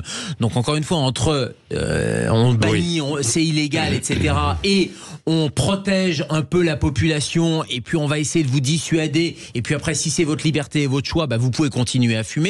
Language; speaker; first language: French; native; French